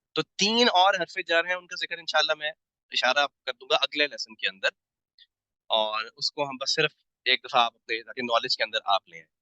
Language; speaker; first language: Urdu; native; Urdu